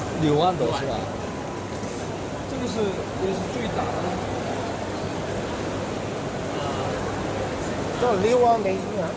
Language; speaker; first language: Chinese; non-native, fluent; Korean